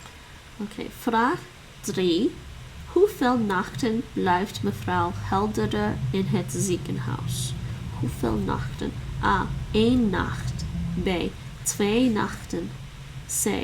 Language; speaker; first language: Dutch; non-native, learner; English